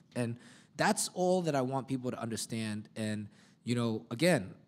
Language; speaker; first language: English; native; English